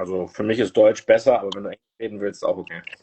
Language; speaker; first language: German; non-native, fluent; Portuguese